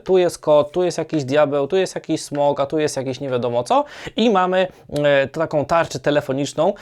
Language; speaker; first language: Polish; native; Polish